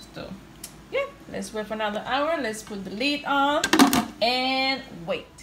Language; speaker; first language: English; non-native, fluent; Spanish